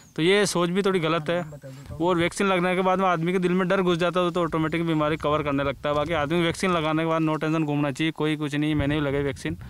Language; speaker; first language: Hindi; native; Hindi